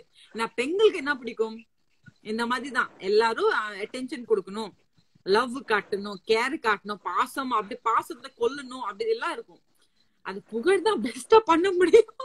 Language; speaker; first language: Tamil; non-native, local second language; Assamese